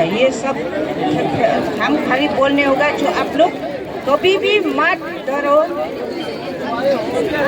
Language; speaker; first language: Hindi; non-native, local second language; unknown